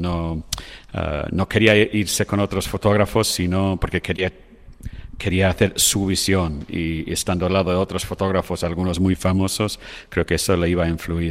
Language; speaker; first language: Spanish; non-native, fluent; French